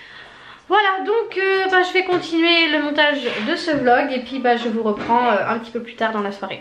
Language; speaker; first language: French; native; French